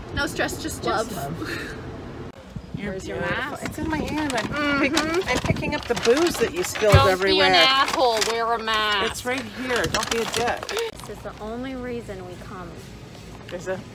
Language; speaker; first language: English; native; English